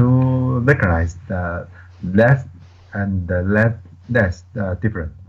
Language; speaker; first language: English; non-native, learner; Chinese